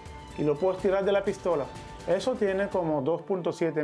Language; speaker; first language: Spanish; non-native, learner; Hebrew